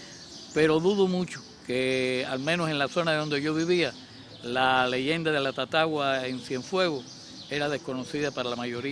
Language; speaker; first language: Spanish; native; Spanish